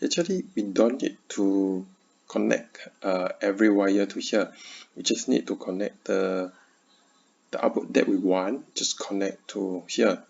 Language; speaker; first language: English; non-native, learner; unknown